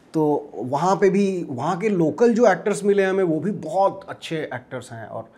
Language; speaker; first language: Hindi; native; Hindi